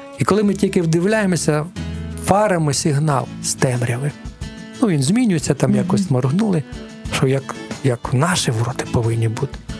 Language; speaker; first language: Ukrainian; non-native, local second language; Russian